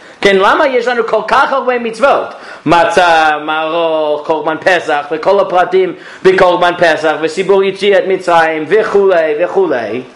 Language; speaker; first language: Hebrew; non-native, fluent; English